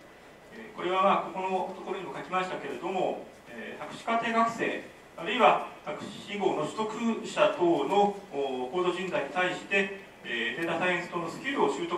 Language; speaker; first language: Japanese; native; Japanese